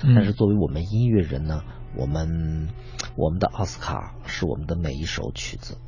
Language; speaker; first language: Chinese; native; Chinese